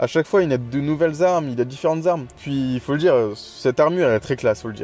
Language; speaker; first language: French; native; French